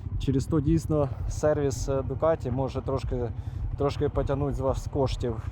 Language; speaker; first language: Ukrainian; non-native, local second language; Russian